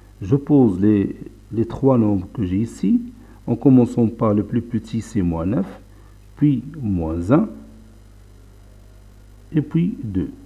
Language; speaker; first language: French; non-native, local second language; Arabic